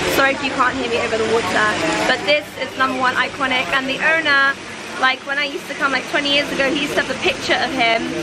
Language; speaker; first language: English; early bilingual, other home language; Persian